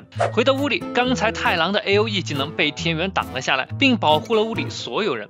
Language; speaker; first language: Chinese; native; Chinese